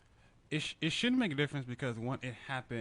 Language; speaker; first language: English; native; English